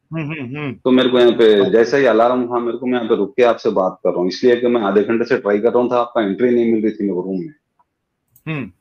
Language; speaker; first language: Hindi; non-native, local second language; Urdu